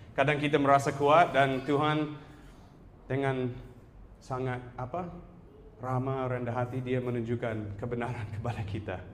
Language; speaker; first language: Indonesian; non-native, fluent; English